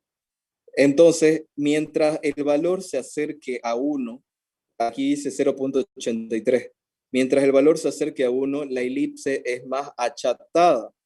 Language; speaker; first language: Spanish; native; Spanish